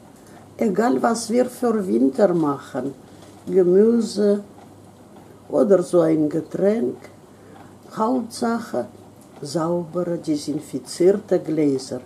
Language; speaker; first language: German; non-native, local second language; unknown